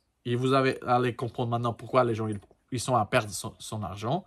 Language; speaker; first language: French; non-native, learner; Portuguese